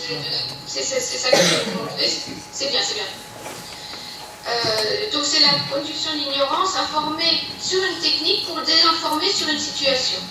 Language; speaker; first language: French; native; French